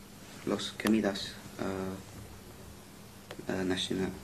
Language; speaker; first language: Spanish; non-native, learner; English